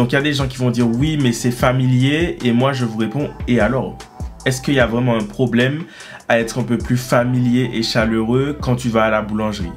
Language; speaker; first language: French; native; French